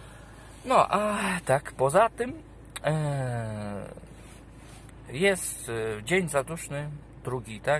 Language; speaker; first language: Polish; native; Polish